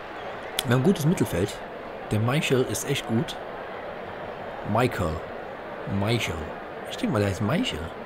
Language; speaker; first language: German; native; German